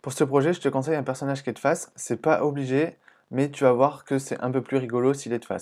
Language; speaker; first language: French; native; French